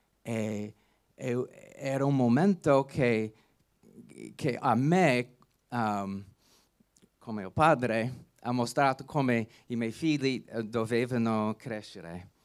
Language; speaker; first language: Italian; non-native, learner; English